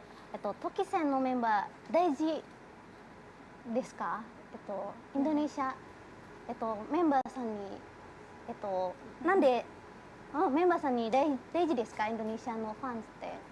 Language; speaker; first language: Japanese; non-native, learner; Indonesian